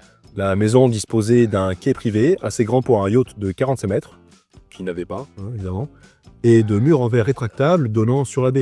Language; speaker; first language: French; native; French